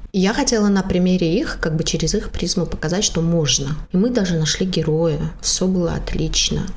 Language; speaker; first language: Russian; non-native, local second language; Tajik